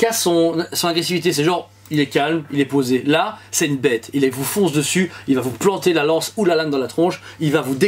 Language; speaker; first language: French; native; French